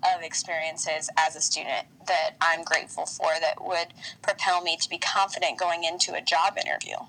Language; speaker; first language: English; native; English